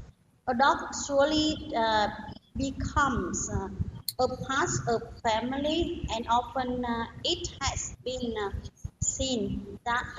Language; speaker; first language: English; non-native, learner; Vietnamese